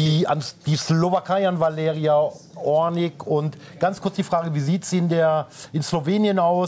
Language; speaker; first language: German; native; German